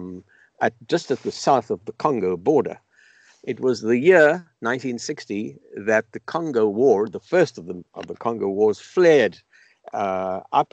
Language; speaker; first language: English; native; English